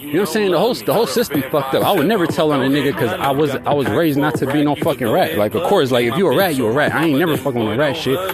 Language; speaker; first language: English; native; English